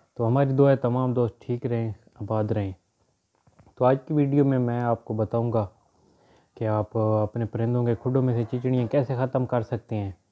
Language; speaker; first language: Urdu; non-native, local second language; Punjabi